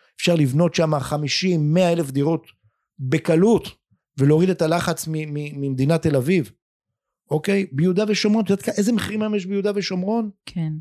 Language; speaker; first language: Hebrew; native; Hebrew